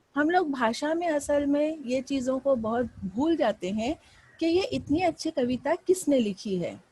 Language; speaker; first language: Hindi; non-native, local second language; Marathi